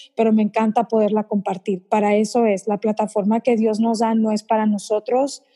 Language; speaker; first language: Spanish; early bilingual, heritage; Spanish